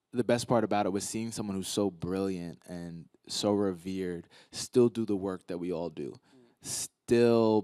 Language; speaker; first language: English; native; English